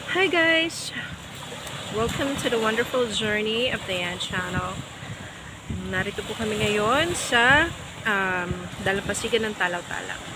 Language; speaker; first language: Filipino; non-native, local second language; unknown